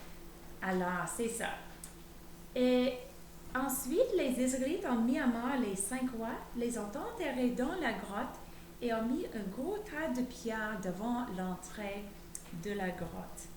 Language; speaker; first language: French; native; French